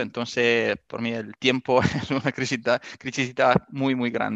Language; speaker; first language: Spanish; non-native, learner; Italian